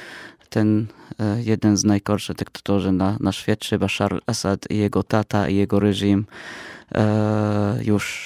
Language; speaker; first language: Polish; non-native, fluent; Arabic